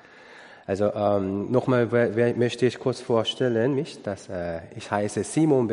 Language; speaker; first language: German; non-native, learner; Korean